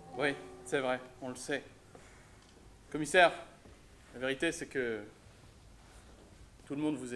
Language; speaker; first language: French; native; French